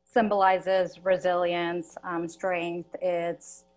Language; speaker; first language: English; native; English